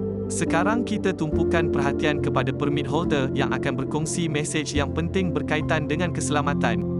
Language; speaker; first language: Malay; native; Malay